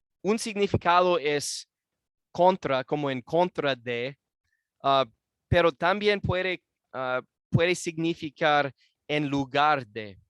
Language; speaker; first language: Spanish; non-native, fluent; English